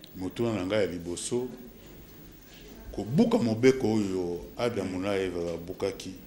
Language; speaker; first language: Lingala; native; Lingala